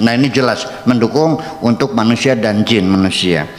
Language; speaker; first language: Indonesian; native; Indonesian